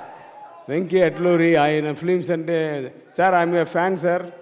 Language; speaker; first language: Telugu; non-native, learner; Tamil